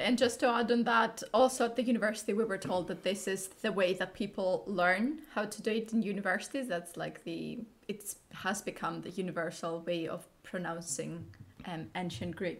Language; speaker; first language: English; non-native, fluent; Greek